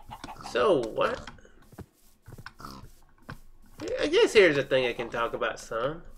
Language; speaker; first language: English; native; English